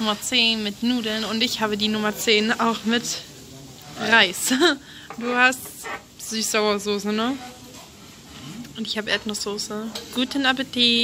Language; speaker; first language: German; native; German